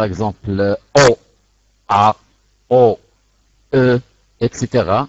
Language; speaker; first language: French; non-native, local second language; Arabic